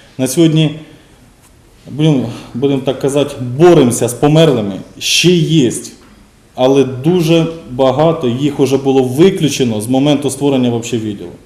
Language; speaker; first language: Ukrainian; native; Ukrainian